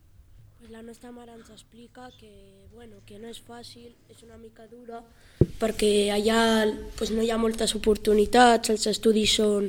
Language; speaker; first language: Catalan; early bilingual, other home language; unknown